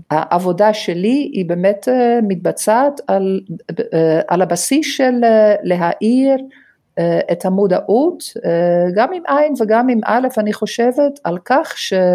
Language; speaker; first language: Hebrew; non-native, fluent; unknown